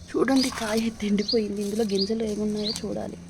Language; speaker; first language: Telugu; native; Telugu